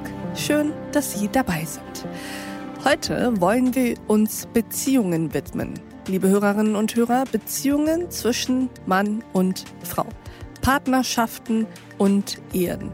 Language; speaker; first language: German; native; German